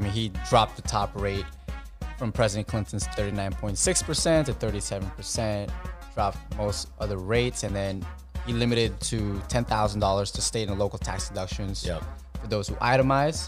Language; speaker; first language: English; non-native, local second language; Filipino